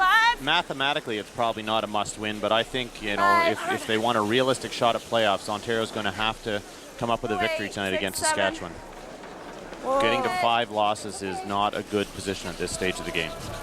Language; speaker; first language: English; native; English